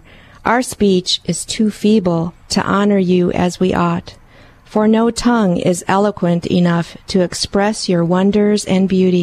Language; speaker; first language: English; early bilingual, other home language; Hungarian